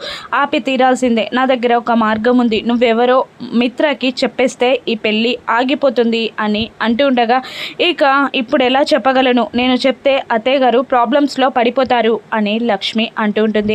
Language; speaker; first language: Telugu; native; Telugu